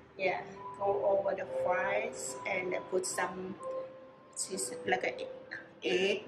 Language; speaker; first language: English; non-native, learner; Lao